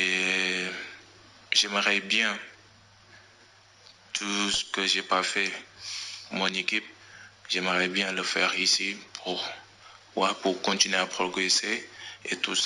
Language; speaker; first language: French; non-native, local second language; Wolof